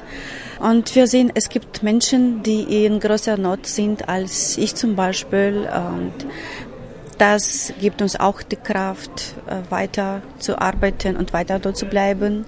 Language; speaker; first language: German; non-native, fluent; Ukrainian